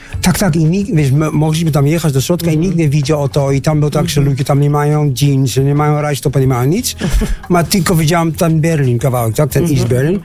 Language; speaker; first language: Polish; non-native, fluent; Dutch